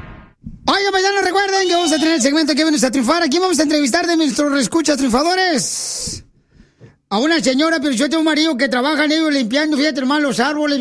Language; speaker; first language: Spanish; native; Spanish